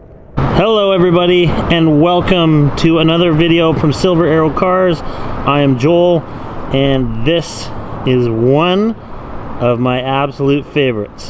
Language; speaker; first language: English; native; English